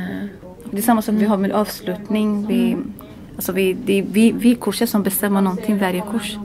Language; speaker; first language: Swedish; non-native, learner; Arabic